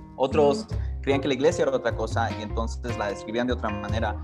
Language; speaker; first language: Spanish; early bilingual, heritage; Spanish